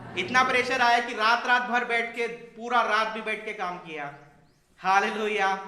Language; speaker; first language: Hindi; native; Hindi